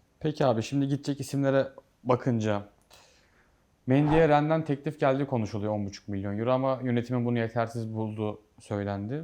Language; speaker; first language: Turkish; native; Turkish